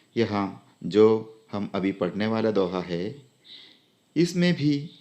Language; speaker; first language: Hindi; non-native, local second language; Malayalam